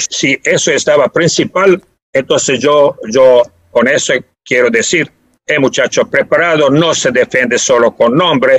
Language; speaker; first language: Spanish; non-native, fluent; Serbian